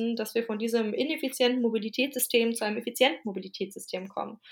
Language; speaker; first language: German; native; German